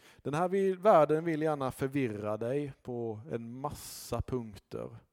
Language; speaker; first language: Swedish; native; Swedish